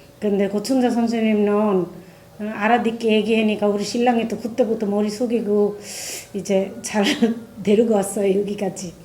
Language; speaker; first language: Korean; non-native, fluent; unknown